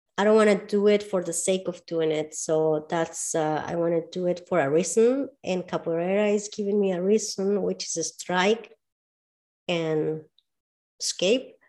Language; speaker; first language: English; non-native, fluent; Spanish